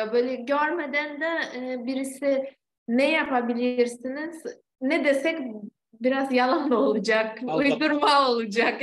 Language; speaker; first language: Turkish; non-native, fluent; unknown